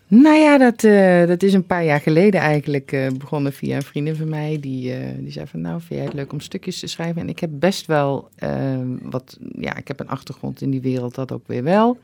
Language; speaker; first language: Dutch; native; Dutch